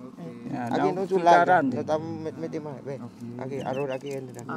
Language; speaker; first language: Portuguese; non-native, learner; Vietnamese